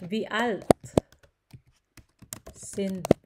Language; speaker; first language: German; non-native, learner; Filipino